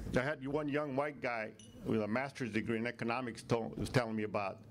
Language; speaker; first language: English; native; English